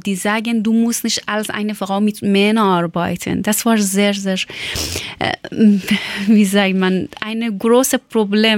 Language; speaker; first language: German; non-native, learner; Persian